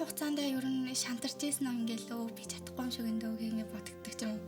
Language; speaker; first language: Mongolian; native; Mongolian